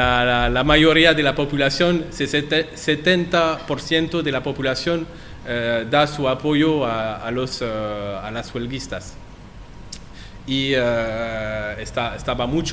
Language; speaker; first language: Spanish; non-native, learner; French